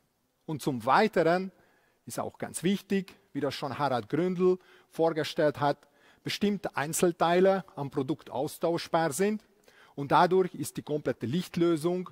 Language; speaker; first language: German; non-native, fluent; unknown